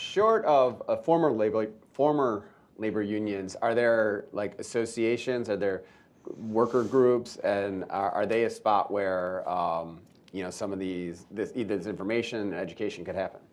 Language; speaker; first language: English; native; English